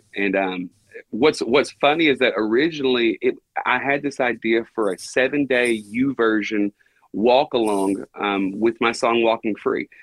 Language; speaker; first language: English; native; English